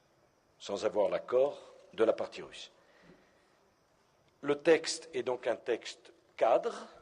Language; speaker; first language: French; native; French